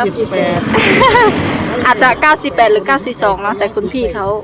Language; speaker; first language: Thai; native; Thai